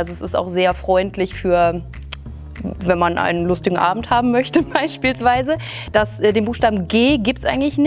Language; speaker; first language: German; native; German